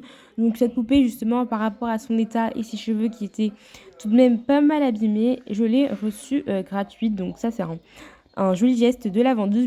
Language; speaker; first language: French; native; French